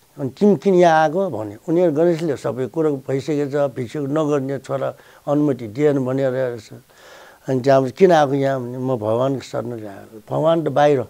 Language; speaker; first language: Nepali; non-native, local second language; Newari